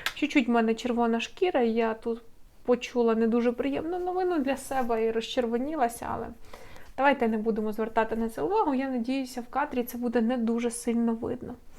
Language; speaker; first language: Ukrainian; non-native, local second language; Russian